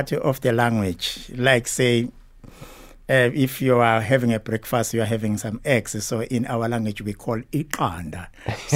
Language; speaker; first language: English; non-native, local second language; Zulu